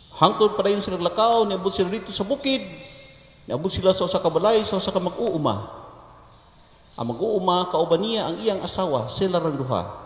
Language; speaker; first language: Cebuano; native; Cebuano